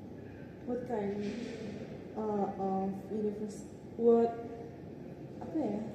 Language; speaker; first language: English; non-native, learner; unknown